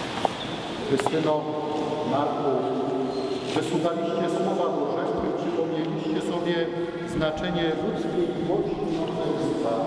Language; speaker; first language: Polish; native; Polish